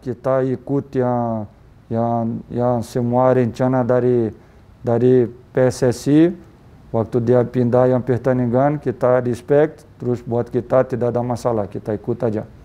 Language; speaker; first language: Indonesian; non-native, learner; Portuguese